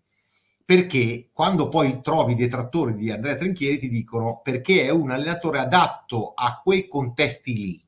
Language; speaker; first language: Italian; native; Italian